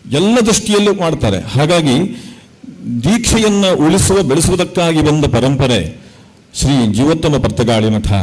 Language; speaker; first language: Kannada; native; Kannada